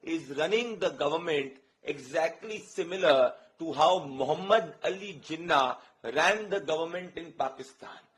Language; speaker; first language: Hindi; native; Hindi